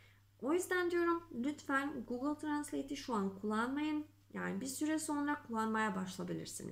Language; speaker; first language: Turkish; non-native, fluent; Macedonian